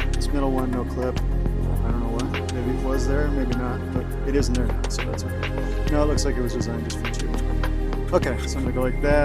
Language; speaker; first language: English; native; English